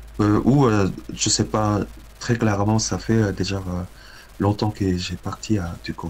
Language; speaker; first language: French; non-native, learner; Korean